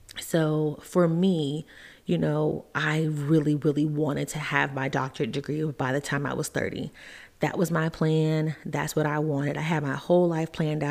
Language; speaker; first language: English; native; English